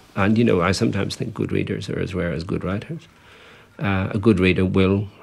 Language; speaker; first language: English; native; English